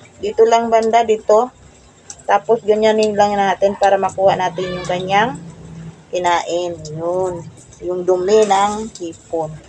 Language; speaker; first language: Filipino; non-native, local second language; Cebuano